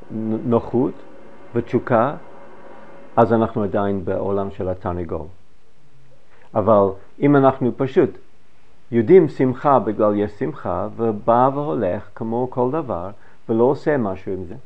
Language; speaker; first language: Hebrew; non-native, fluent; English